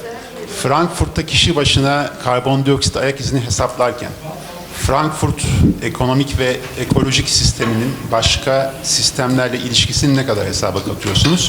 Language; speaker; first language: Turkish; native; Turkish